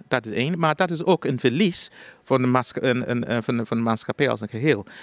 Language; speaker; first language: Dutch; non-native, fluent; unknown